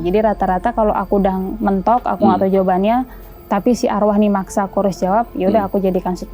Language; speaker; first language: Indonesian; native; Indonesian